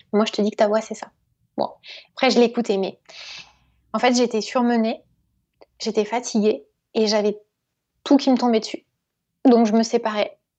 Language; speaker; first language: French; native; French